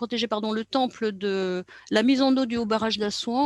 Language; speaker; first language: French; native; French